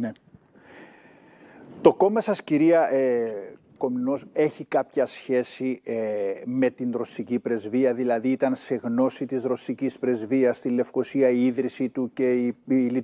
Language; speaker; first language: Greek; native; Greek